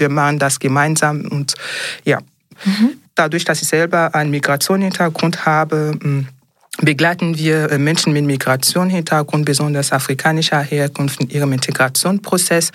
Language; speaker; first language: German; non-native, fluent; French